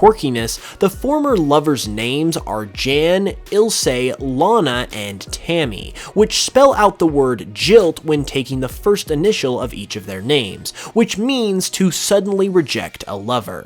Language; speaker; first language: English; native; English